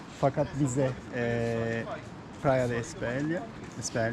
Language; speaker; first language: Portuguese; non-native, learner; Turkish